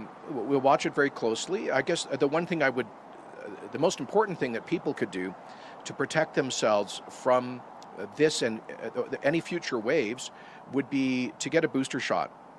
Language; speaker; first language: English; native; English